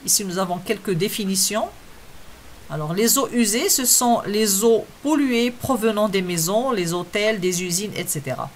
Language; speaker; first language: French; non-native, local second language; Arabic